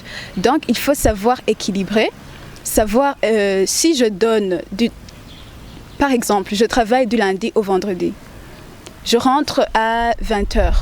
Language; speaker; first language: French; non-native, local second language; Rundi